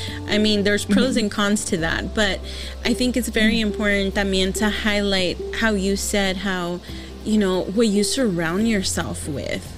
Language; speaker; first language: English; early bilingual, other home language; Spanish